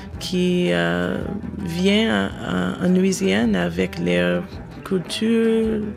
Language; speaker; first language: French; non-native, learner; English